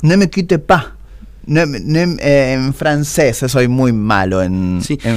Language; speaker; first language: Portuguese; non-native, learner; Spanish